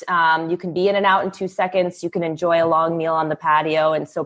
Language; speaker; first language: English; native; English